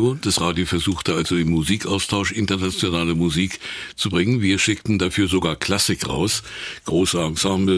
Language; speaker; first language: German; native; German